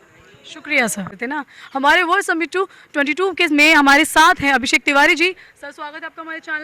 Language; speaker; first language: Hindi; native; Hindi